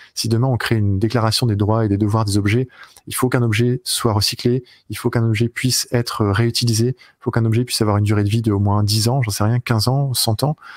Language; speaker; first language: French; native; French